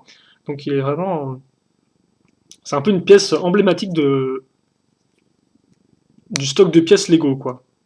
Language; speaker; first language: French; native; French